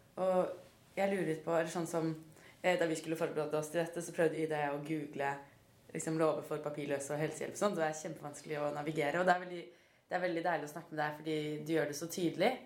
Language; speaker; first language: Norwegian; native; Norwegian